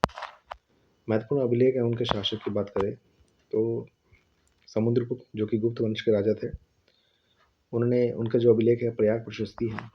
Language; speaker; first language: Hindi; native; Hindi